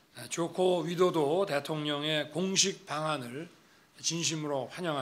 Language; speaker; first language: Korean; native; Korean